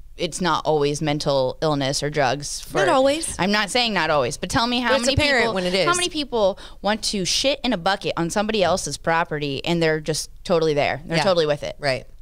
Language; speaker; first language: English; native; English